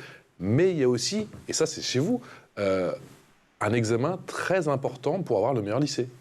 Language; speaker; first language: French; native; French